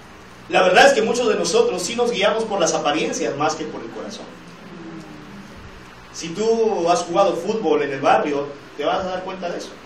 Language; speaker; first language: Spanish; native; Spanish